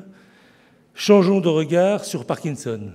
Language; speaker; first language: French; native; French